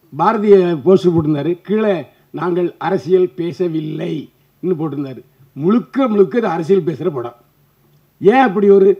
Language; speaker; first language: Tamil; native; Tamil